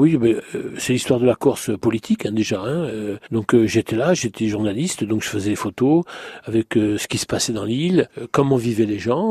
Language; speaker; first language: French; native; French